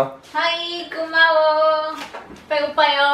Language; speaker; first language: Korean; non-native, learner; Spanish